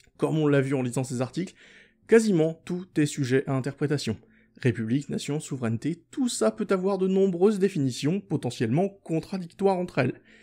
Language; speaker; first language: French; native; French